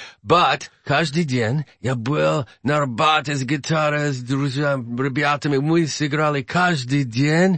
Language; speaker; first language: Russian; non-native, learner; English